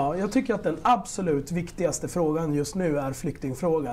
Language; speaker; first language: Swedish; early bilingual, other home language; Spanish